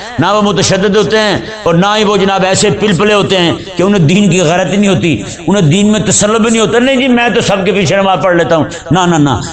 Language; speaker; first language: Urdu; native; Urdu